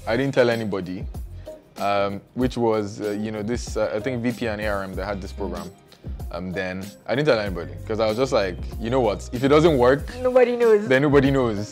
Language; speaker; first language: English; non-native, local second language; Yoruba